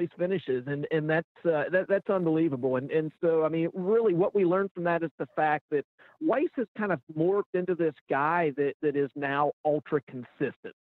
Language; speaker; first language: English; native; English